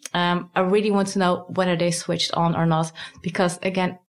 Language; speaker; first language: English; non-native, fluent; Dutch